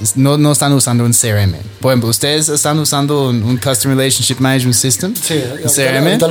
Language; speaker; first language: Spanish; non-native, fluent; English